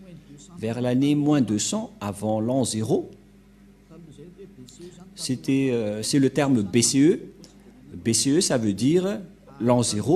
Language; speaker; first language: French; non-native, local second language; Malagasy